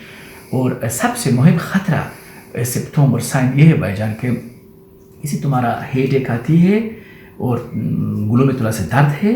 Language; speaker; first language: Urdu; non-native, learner; Persian